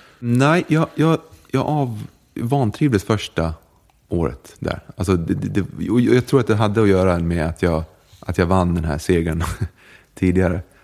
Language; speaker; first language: Swedish; native; Swedish